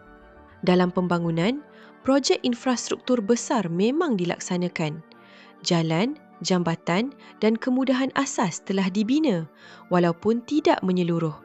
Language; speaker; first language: Malay; native; Malay